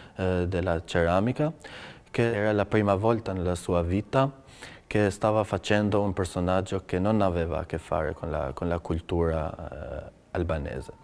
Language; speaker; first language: Italian; non-native, fluent; Albanian